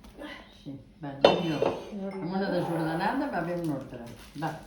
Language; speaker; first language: Catalan; native; Catalan